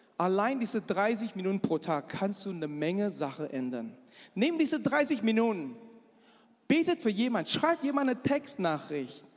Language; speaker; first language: German; non-native, fluent; Chinese